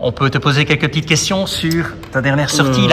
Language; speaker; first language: French; native; French